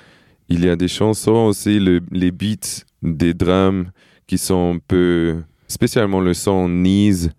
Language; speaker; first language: French; non-native, fluent; Portuguese